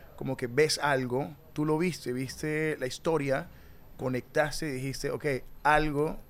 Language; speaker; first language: Spanish; native; Spanish